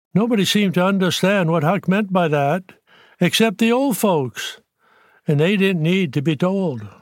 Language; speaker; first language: English; native; English